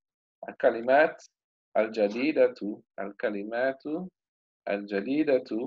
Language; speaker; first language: Arabic; non-native, fluent; English